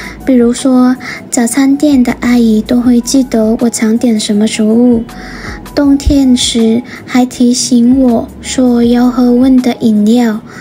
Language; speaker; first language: Chinese; non-native, fluent; Vietnamese